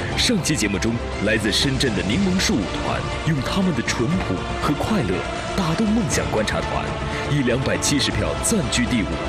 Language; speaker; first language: Chinese; native; Chinese